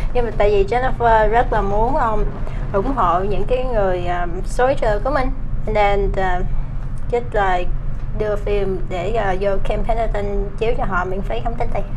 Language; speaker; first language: Vietnamese; early bilingual, heritage; Vietnamese